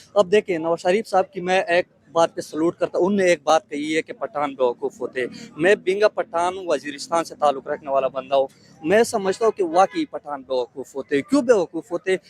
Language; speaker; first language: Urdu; non-native, local second language; Pashto